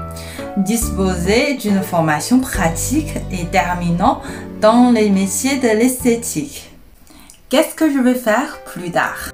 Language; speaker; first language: French; non-native, fluent; Chinese